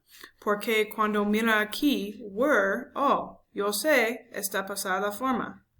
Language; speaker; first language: Spanish; non-native, learner; English